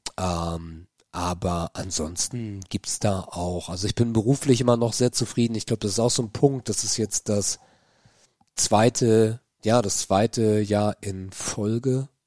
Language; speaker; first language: German; native; German